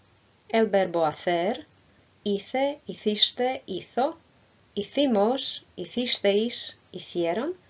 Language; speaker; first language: Spanish; non-native, fluent; Croatian